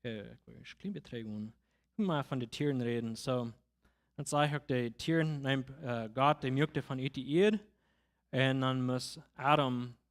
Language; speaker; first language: German; non-native, learner; Plautdietsch